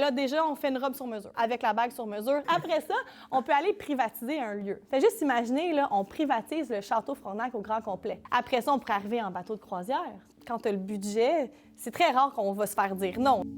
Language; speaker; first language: French; native; French